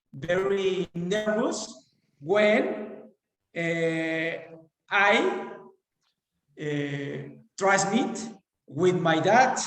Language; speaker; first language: English; non-native, learner; Spanish